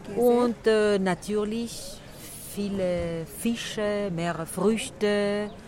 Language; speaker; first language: German; non-native, learner; French